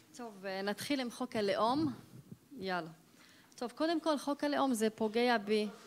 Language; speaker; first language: Hebrew; non-native, local second language; Arabic